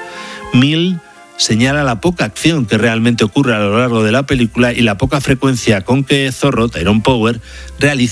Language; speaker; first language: Spanish; native; Spanish